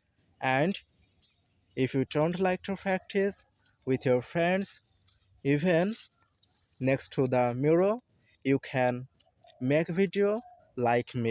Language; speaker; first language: English; non-native, learner; Bangla